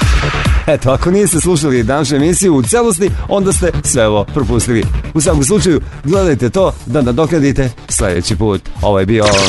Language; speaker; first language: Serbian; native; Serbian